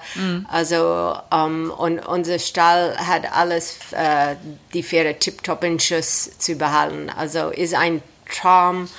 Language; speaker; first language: German; non-native, fluent; English